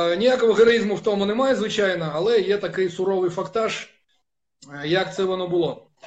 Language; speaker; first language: Ukrainian; non-native, local second language; Russian